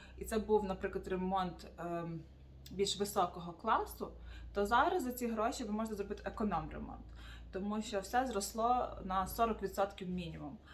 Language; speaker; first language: Ukrainian; native; Ukrainian